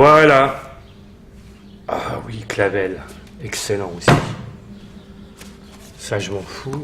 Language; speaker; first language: French; native; French